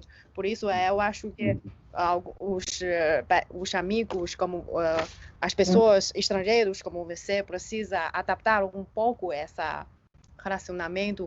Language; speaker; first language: Portuguese; non-native, fluent; Chinese